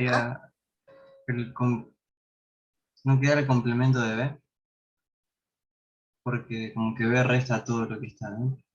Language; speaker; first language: Spanish; native; Spanish